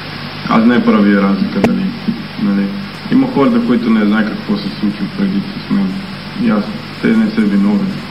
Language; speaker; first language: Bulgarian; non-native, learner; Portuguese